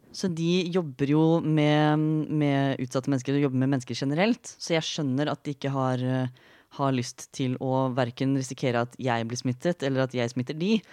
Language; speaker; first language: Norwegian; native; Norwegian